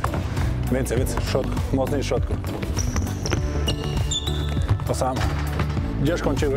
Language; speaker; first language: Polish; non-native, learner; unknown